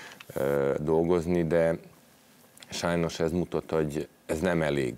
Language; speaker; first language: Hungarian; non-native, fluent; Serbian